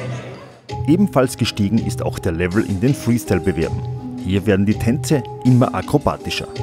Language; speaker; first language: German; native; German